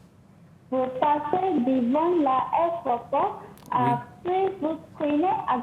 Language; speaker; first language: French; non-native, learner; Malay